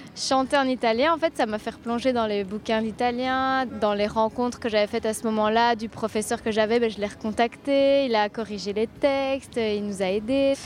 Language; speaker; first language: French; native; French